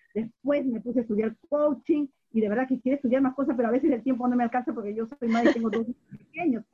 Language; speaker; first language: Spanish; native; Spanish